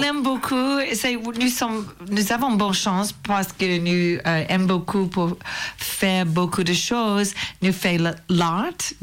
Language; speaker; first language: French; non-native, learner; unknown